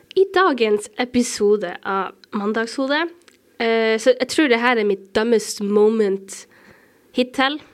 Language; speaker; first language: Norwegian; native; Norwegian